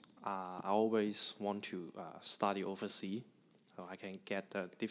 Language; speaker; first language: English; non-native, learner; Chinese